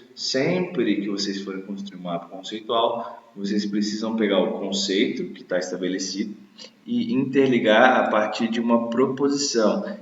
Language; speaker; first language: Portuguese; native; Portuguese